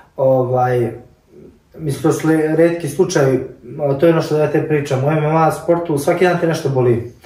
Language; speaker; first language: Serbian; early bilingual, heritage; Serbian